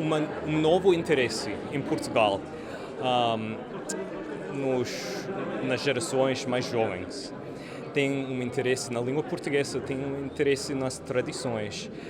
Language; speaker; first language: Portuguese; early bilingual, heritage; English